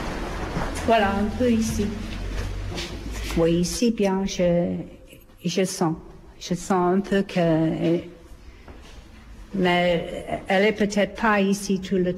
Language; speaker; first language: French; non-native, fluent; English